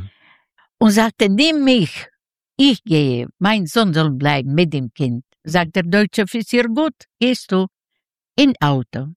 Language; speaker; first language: German; non-native, learner; Yiddish